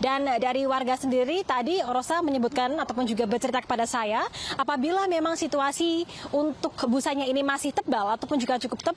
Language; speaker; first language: Indonesian; native; Indonesian